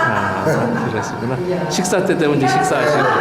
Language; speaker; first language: Korean; native; Korean